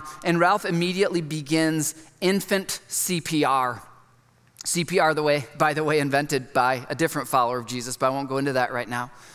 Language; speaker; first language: English; native; English